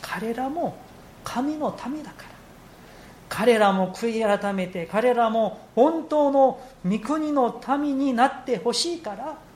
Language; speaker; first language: Japanese; non-native, fluent; Korean